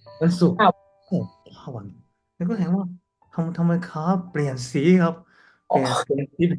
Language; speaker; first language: Thai; non-native, learner; Cantonese